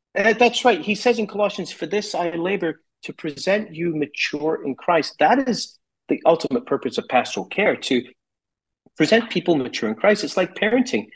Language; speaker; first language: English; native; English